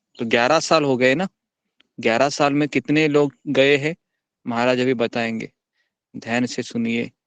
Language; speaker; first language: Hindi; non-native, local second language; Marathi